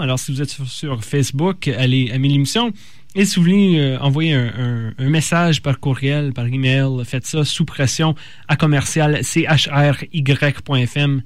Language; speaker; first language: French; native; French